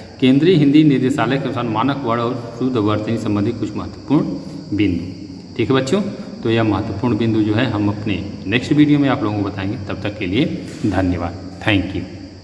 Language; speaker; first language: Hindi; native; Hindi